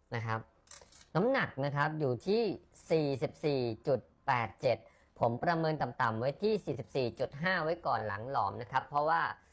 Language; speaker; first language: Thai; native; Thai